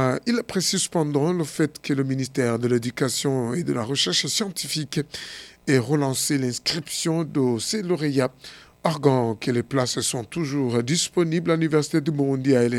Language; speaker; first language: French; non-native, local second language; Rundi